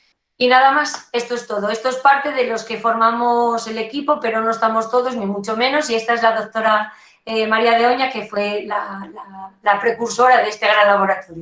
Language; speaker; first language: Spanish; native; Spanish